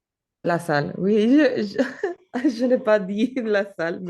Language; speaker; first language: French; non-native, learner; Spanish